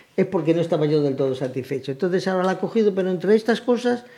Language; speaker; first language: Spanish; native; Spanish